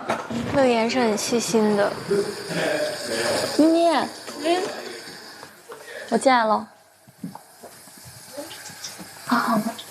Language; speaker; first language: Chinese; native; Chinese